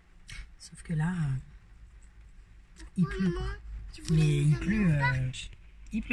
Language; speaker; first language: French; native; French